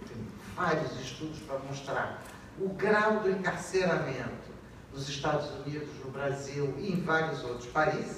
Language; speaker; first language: Portuguese; native; Portuguese